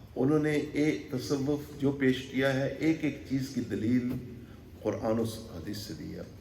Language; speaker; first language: Urdu; non-native, local second language; Punjabi